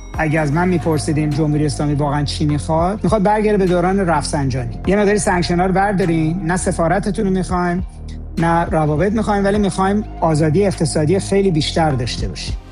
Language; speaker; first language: Persian; native; Persian